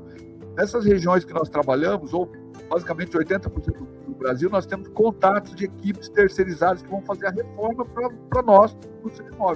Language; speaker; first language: Portuguese; native; Portuguese